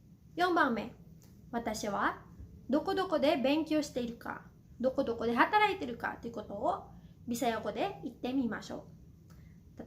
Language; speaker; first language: Japanese; non-native, fluent; Cebuano